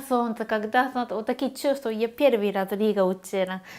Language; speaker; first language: Russian; non-native, learner; Japanese